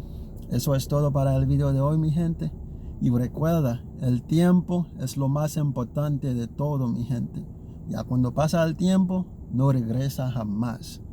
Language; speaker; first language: Spanish; non-native, learner; Haitian Creole